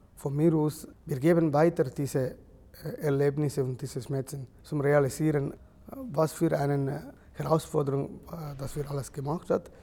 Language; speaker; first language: German; non-native, fluent; Sinhala